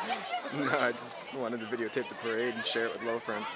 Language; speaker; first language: English; native; English